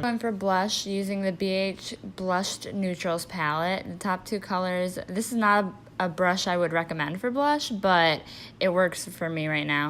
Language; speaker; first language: English; native; English